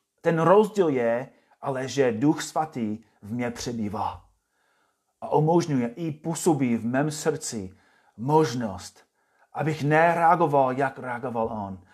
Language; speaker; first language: Czech; non-native, fluent; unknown